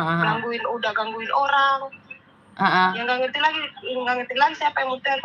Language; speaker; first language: Indonesian; native; Indonesian